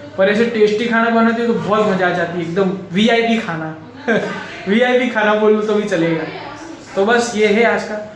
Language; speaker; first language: Hindi; non-native, local second language; Marathi